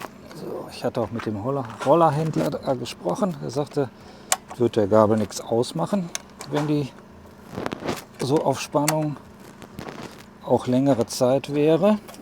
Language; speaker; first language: German; native; German